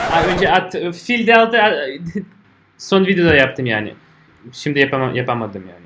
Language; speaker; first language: Turkish; non-native, fluent; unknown